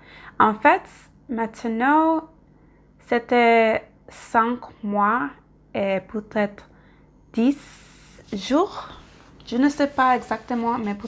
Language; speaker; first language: French; non-native, learner; English